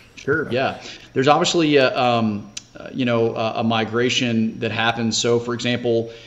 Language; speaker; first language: English; native; English